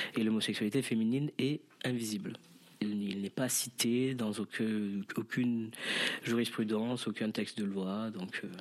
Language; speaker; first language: French; non-native, local second language; Morisyen